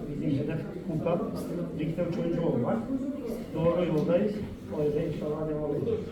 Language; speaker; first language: Turkish; non-native, fluent; Bosnian